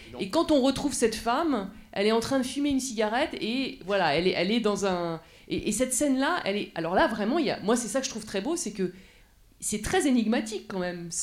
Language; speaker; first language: French; native; French